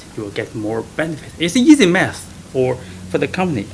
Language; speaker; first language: English; non-native, fluent; Chinese